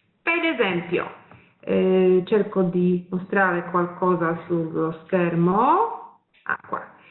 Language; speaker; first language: Italian; non-native, fluent; Polish